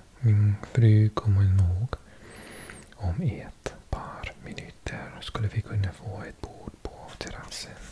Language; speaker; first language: Swedish; non-native, learner; Welsh